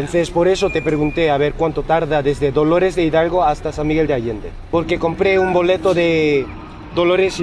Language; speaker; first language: Spanish; non-native, fluent; Korean